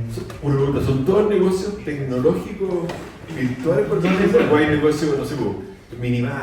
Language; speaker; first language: Spanish; native; Spanish